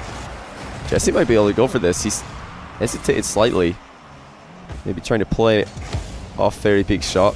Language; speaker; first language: English; native; English